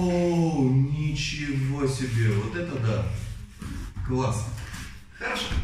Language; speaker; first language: Russian; native; Russian